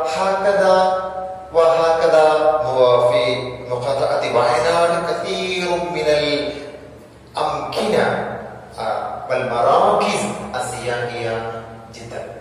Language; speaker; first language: Arabic; non-native, fluent; Malayalam